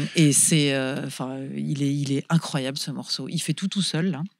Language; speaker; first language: French; native; French